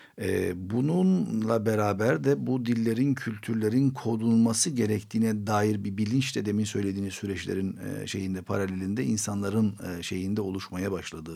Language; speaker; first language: Turkish; non-native, local second language; Armenian